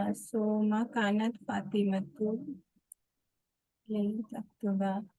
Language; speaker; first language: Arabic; non-native, learner; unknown